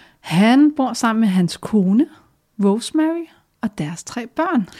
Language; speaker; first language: Danish; native; Danish